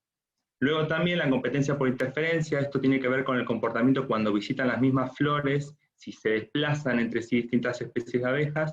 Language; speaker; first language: Spanish; native; Spanish